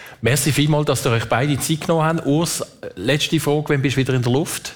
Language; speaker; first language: German; native; German